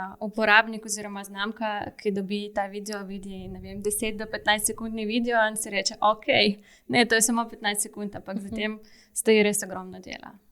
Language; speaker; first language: Slovenian; non-native, fluent; Russian